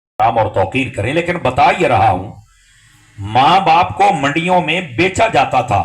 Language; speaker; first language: Urdu; non-native, local second language; Punjabi